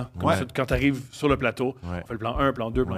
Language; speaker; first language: French; native; French